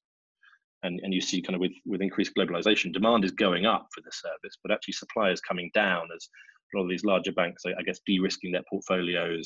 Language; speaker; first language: English; native; English